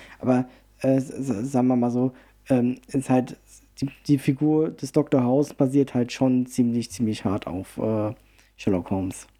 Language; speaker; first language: German; early bilingual, other home language; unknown